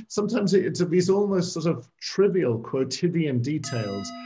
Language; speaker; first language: English; native; English